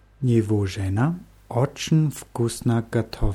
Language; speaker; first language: Russian; non-native, learner; German